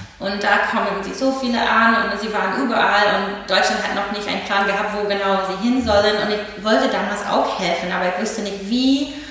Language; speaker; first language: German; non-native, fluent; English